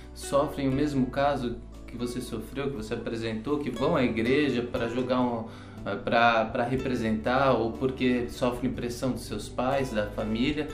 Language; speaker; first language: Portuguese; native; Portuguese